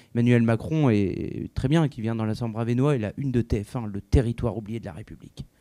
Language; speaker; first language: French; native; French